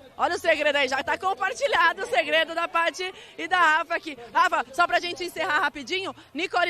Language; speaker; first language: Portuguese; native; Portuguese